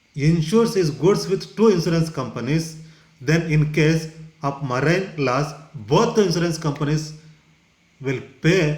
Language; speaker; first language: English; non-native, local second language; Kannada